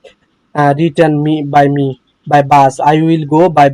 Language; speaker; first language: English; non-native, fluent; Bangla